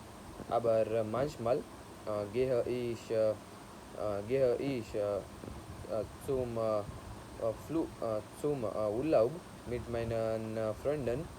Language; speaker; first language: German; non-native, learner; Gujarati